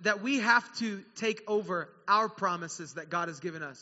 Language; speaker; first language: English; native; English